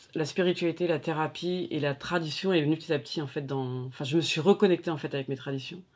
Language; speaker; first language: French; native; French